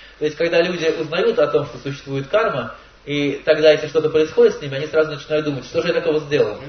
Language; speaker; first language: Russian; native; Russian